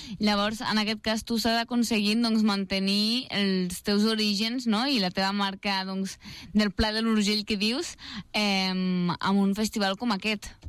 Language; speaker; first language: Catalan; native; Catalan